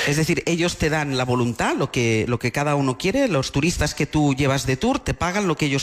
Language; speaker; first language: Spanish; native; Spanish